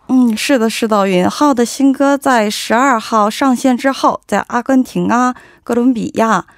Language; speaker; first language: Chinese; non-native, fluent; Korean